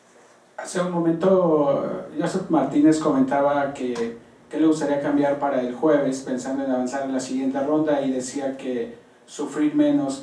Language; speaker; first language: Spanish; native; Spanish